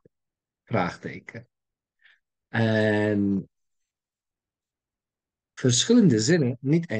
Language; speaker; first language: Dutch; non-native, fluent; Turkish